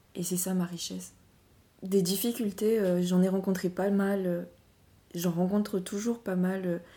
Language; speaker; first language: French; non-native, local second language; Malagasy